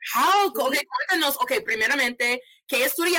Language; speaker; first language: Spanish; non-native, fluent; English